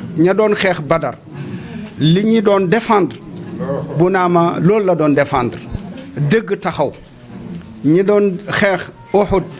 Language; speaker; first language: Wolof; non-native, local second language; Jola-Fonyi